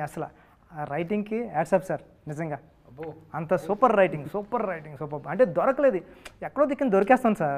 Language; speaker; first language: Telugu; native; Telugu